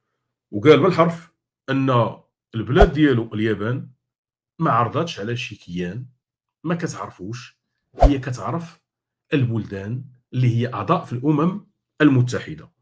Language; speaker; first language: Arabic; native; Arabic